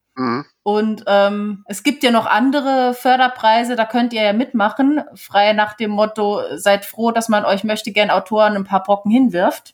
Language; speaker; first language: German; native; German